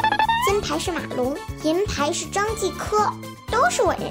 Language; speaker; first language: Chinese; native; Chinese